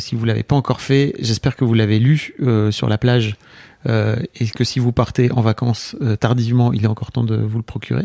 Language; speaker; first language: French; native; French